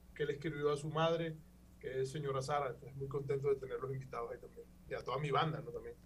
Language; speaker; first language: Spanish; native; Spanish